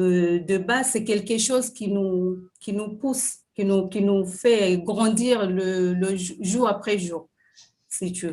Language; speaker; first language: French; non-native, fluent; Swahili